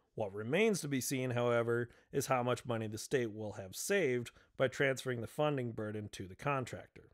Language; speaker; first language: English; native; English